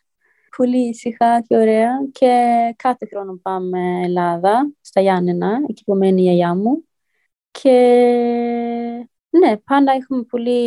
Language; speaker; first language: Greek; early bilingual, heritage; Greek